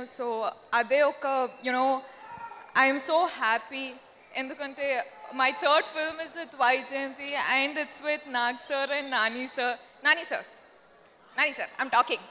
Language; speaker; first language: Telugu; non-native, learner; Kannada